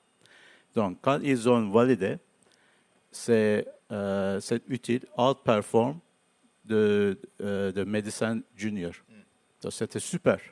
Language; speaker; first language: French; non-native, learner; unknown